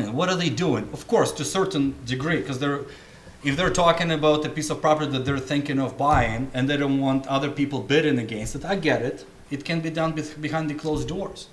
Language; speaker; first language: English; non-native, fluent; Russian